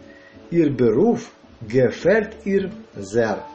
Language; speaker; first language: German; non-native, learner; Russian